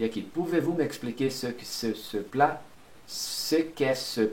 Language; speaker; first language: French; non-native, fluent; Portuguese